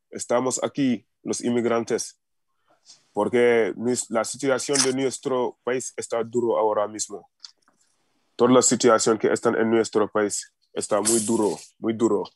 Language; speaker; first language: Spanish; non-native, learner; Wolof